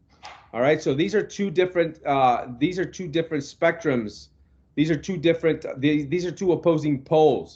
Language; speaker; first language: English; non-native, local second language; Spanish